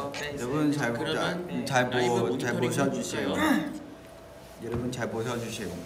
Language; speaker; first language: Korean; non-native, fluent; Vietnamese